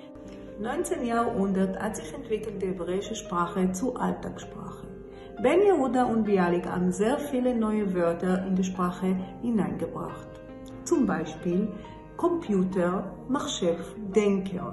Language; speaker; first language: German; non-native, fluent; Hebrew